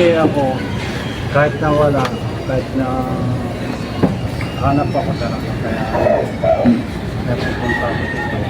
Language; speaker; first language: Filipino; non-native, learner; Japanese